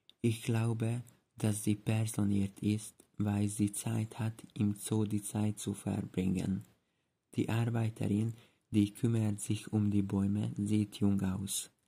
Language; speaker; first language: German; non-native, learner; Hungarian